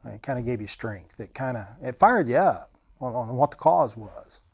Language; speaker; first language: English; native; English